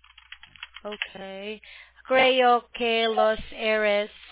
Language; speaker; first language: Spanish; non-native, learner; English